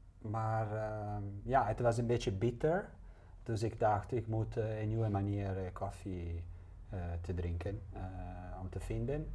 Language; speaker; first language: Dutch; non-native, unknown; Italian